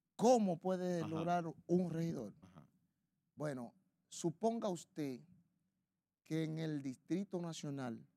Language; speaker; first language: Spanish; native; Spanish